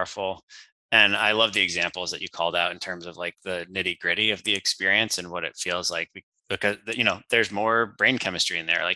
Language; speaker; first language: English; native; English